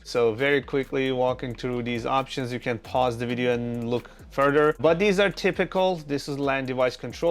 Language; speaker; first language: English; non-native, fluent; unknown